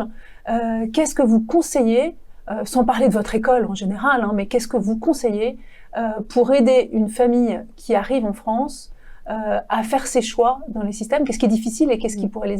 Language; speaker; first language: French; native; French